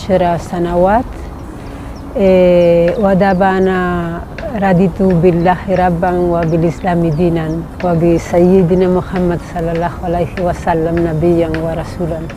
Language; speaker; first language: Arabic; non-native, learner; Spanish